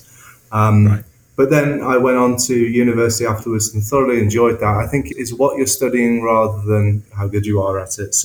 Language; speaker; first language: English; native; English